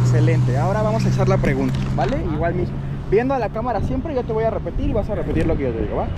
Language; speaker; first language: Spanish; native; Spanish